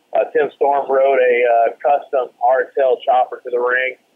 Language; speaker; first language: English; native; English